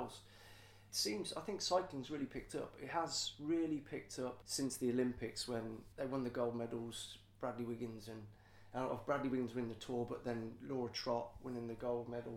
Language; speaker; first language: English; native; English